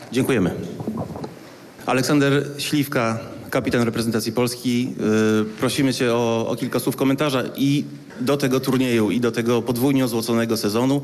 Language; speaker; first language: Polish; native; Polish